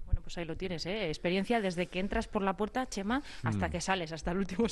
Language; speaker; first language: Spanish; native; Spanish